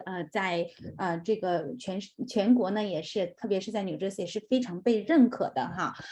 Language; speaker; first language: Chinese; native; Chinese